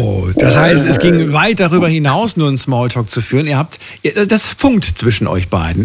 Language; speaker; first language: German; native; German